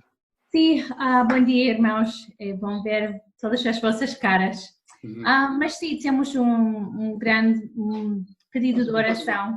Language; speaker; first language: Portuguese; non-native, fluent; English